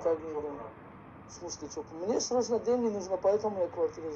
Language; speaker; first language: Russian; non-native, fluent; Armenian